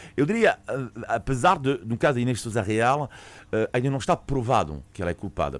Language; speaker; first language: Portuguese; non-native, fluent; French